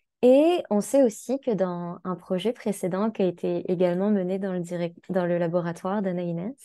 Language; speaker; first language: French; native; French